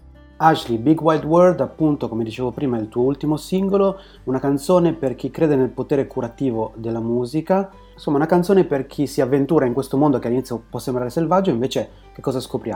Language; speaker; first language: Italian; native; Italian